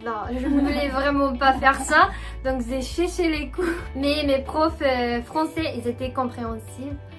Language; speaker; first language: French; non-native, fluent; Japanese